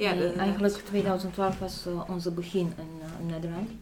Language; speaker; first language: Dutch; non-native, fluent; Polish